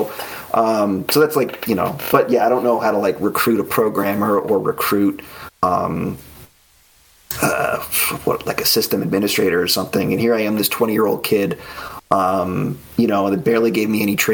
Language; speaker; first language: English; native; English